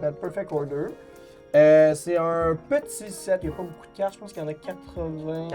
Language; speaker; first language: French; native; French